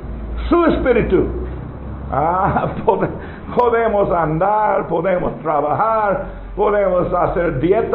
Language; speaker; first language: Spanish; non-native, learner; English